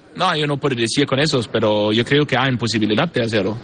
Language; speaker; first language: Spanish; non-native, fluent; Portuguese